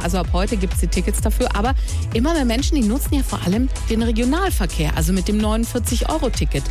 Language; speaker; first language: German; native; German